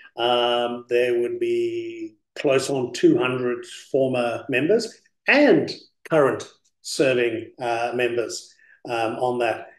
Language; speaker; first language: English; early bilingual, other home language; Afrikaans